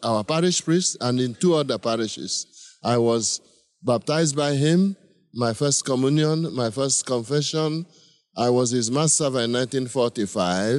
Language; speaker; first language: English; non-native, local second language; Igbo